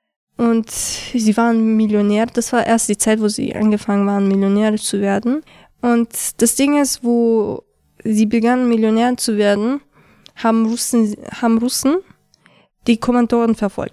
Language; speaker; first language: German; early bilingual, other home language; Chechen